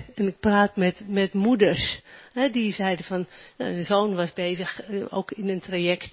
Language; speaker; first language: Dutch; native; Dutch